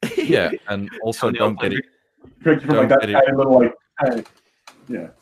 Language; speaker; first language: English; native; English